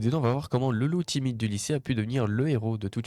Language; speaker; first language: French; native; French